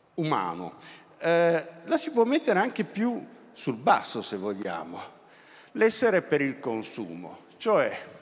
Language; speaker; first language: Italian; native; Italian